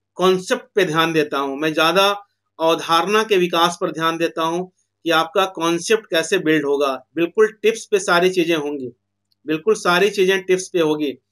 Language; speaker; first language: Hindi; native; Hindi